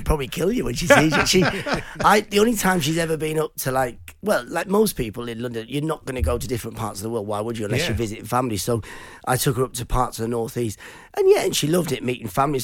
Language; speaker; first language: English; non-native, local second language; Persian